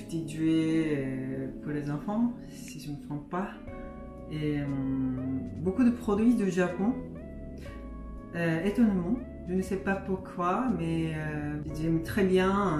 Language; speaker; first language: French; non-native, fluent; Japanese